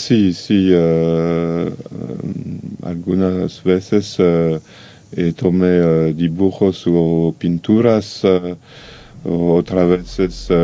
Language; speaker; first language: Spanish; non-native, learner; French